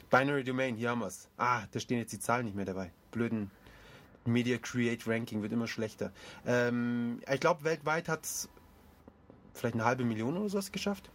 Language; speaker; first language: German; early bilingual, other home language; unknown